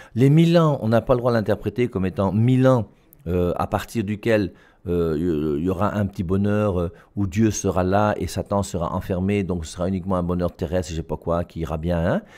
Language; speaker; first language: French; native; French